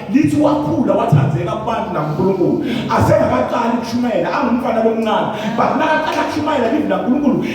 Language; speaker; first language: Zulu; non-native, local second language; Swati